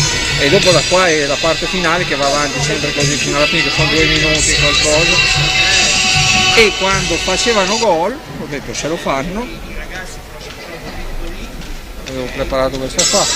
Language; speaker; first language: Italian; native; Italian